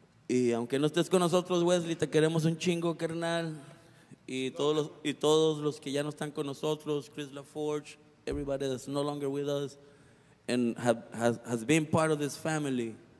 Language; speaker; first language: English; early bilingual, other home language; Spanish